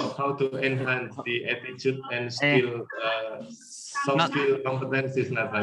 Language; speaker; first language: English; non-native, learner; Indonesian